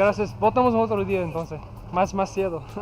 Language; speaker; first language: Spanish; non-native, learner; English